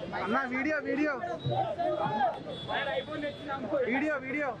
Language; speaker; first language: Telugu; native; Telugu